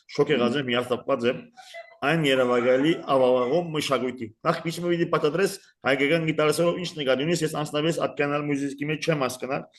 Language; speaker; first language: Armenian; early bilingual, heritage; Armenian